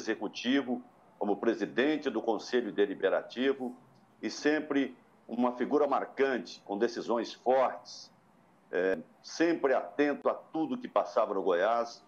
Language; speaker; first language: Portuguese; native; Portuguese